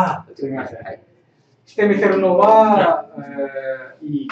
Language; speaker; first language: Japanese; non-native, learner; Tamil